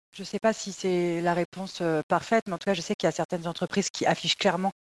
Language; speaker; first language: French; native; French